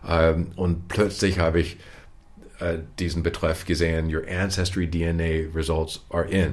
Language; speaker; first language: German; non-native, fluent; English